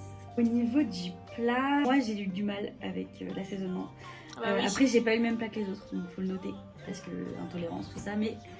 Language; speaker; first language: French; native; French